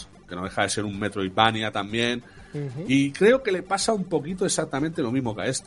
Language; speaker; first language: Spanish; native; Spanish